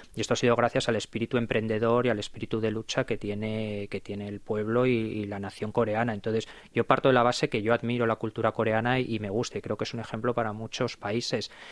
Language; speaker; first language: Spanish; native; Spanish